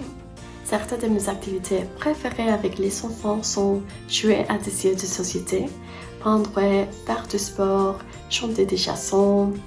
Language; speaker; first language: French; non-native, learner; Spanish